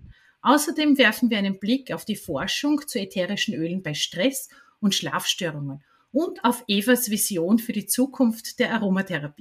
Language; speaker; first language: German; native; German